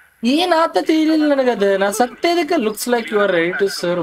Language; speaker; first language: English; non-native, local second language; Kannada